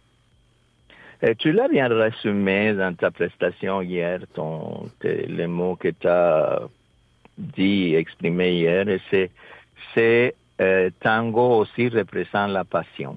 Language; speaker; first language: French; non-native, fluent; Spanish